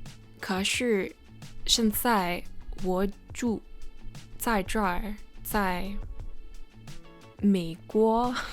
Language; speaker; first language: Chinese; non-native, learner; English